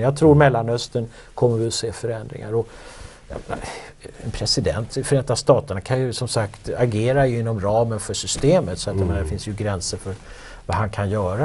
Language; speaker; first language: Swedish; native; Swedish